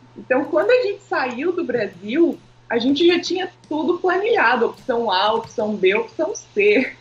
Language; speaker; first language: Portuguese; native; Portuguese